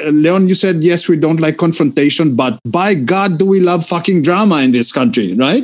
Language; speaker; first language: English; non-native, fluent; Spanish